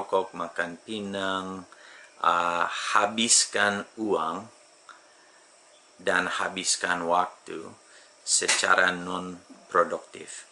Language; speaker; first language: Indonesian; non-native, fluent; English